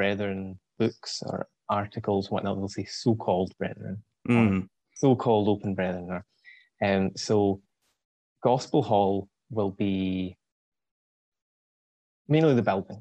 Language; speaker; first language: English; native; English